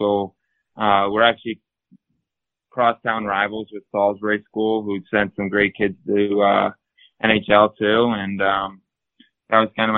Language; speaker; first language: English; native; English